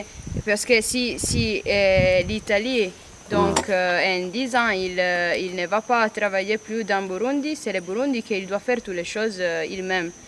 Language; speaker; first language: French; non-native, learner; Italian